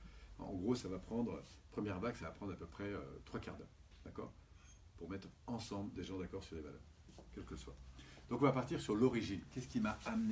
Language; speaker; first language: French; native; French